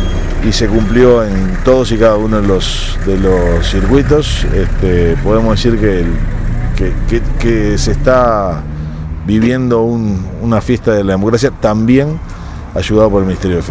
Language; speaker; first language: Spanish; native; Spanish